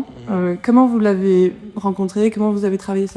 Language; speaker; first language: French; native; French